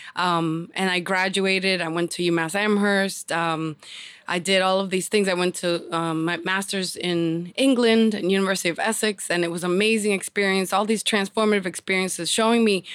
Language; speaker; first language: English; early bilingual, other home language; Spanish